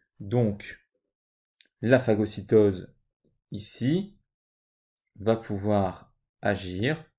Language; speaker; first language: French; native; French